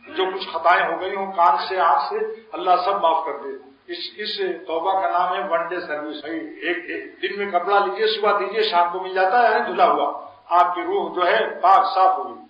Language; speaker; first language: Urdu; native; Urdu